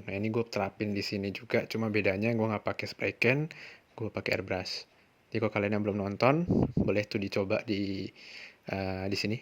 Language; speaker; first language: Indonesian; native; Indonesian